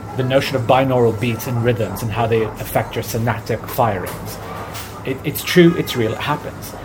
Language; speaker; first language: English; early bilingual, other home language; Arabic